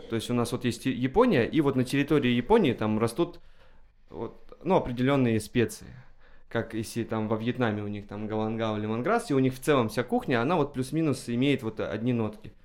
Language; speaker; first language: Russian; native; Russian